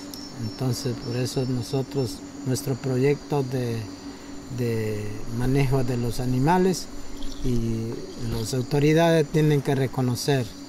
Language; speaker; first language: Spanish; non-native, local second language; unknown